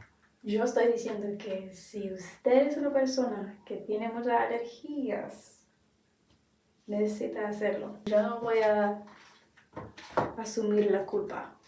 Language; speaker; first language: Spanish; non-native, learner; English